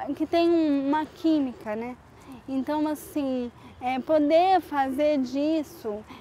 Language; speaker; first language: Portuguese; native; Portuguese